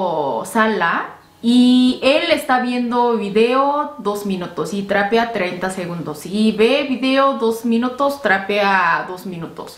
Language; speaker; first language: Spanish; non-native, fluent; Korean